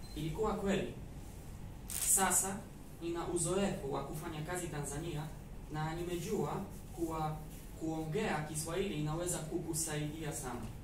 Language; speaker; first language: Swahili; non-native, fluent; Polish